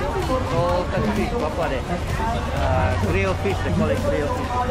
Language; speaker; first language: English; non-native, local second language; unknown